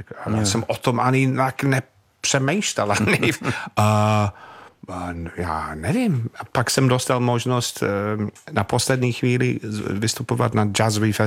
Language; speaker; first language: Czech; non-native, learner; English